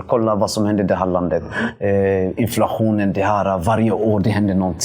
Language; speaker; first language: Swedish; early bilingual, other home language; Somali